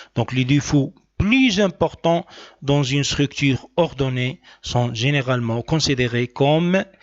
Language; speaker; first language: French; non-native, local second language; Arabic